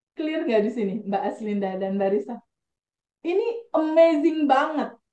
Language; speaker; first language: Indonesian; native; Indonesian